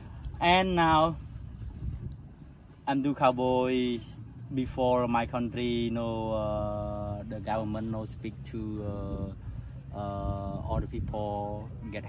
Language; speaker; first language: English; non-native, learner; Khmer